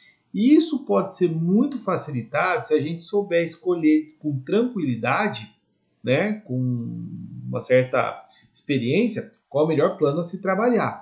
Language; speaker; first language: Portuguese; native; Portuguese